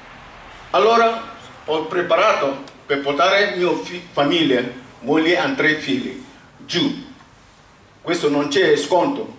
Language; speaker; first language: Italian; non-native, learner; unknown